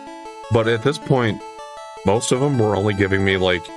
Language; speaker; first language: English; native; English